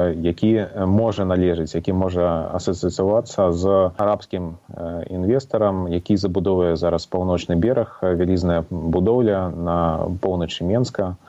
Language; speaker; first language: Belarusian; non-native, local second language; Russian